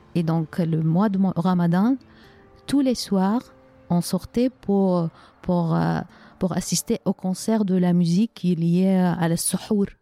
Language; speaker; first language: French; non-native, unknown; Arabic